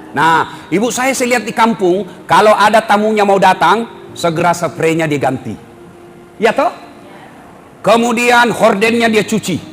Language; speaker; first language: Indonesian; non-native, local second language; Buginese